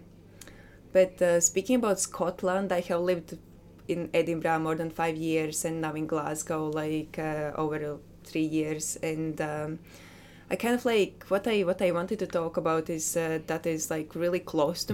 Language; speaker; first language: English; non-native, fluent; Latvian